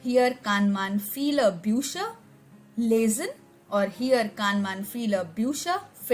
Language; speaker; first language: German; non-native, learner; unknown